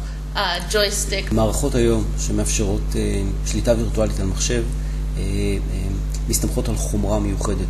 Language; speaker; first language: Hebrew; native; Hebrew